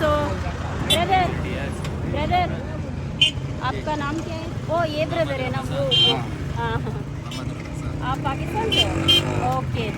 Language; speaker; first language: Hindi; non-native, local second language; Telugu